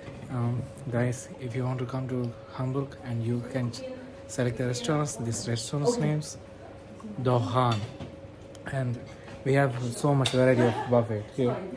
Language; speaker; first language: English; non-native, learner; Tamil